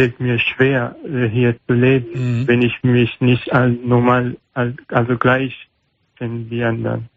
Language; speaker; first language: German; non-native, learner; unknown